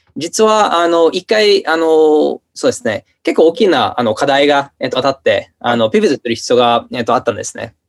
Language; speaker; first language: Japanese; non-native, fluent; English